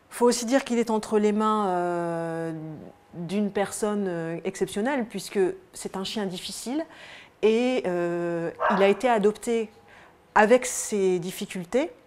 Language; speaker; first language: French; native; French